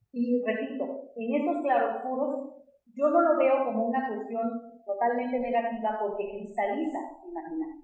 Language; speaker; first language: Spanish; native; Spanish